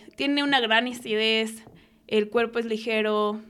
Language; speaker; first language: Spanish; native; Spanish